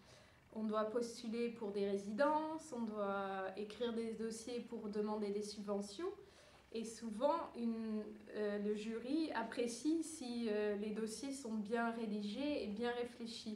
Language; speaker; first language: French; early bilingual, other home language; Dutch